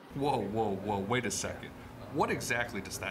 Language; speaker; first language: English; native; English